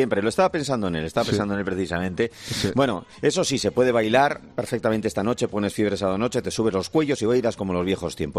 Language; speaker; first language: Spanish; native; Spanish